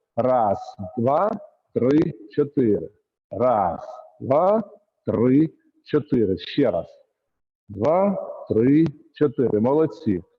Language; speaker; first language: Ukrainian; native; Ukrainian